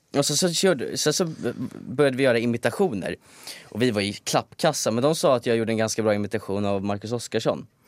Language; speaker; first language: Swedish; native; Swedish